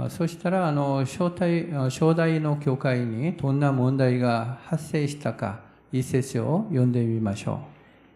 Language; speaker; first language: Japanese; non-native, fluent; Korean